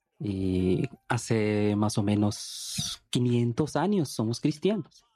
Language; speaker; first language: Spanish; non-native, learner; Bangla